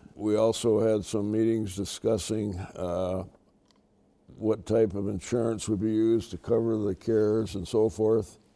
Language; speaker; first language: English; native; English